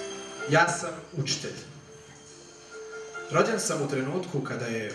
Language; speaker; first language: Serbian; native; Serbian